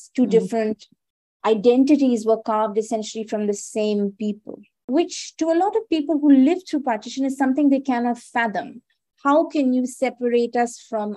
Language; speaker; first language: English; non-native, local second language; Hindi